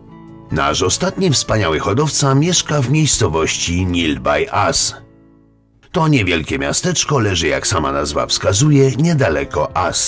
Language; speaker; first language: Polish; native; Polish